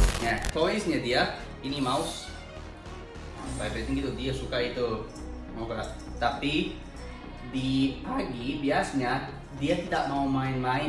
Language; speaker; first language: Indonesian; non-native, learner; English